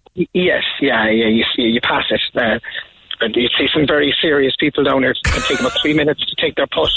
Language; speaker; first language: English; native; English